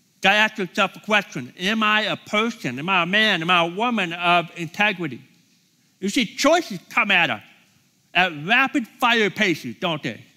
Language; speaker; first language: English; native; English